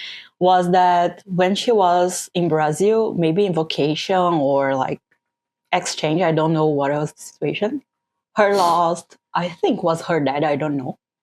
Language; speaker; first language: English; non-native, fluent; Portuguese